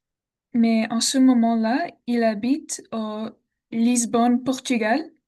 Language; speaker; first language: French; non-native, learner; English